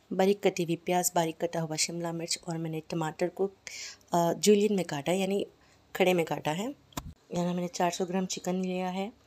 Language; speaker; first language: Hindi; non-native, local second language; Urdu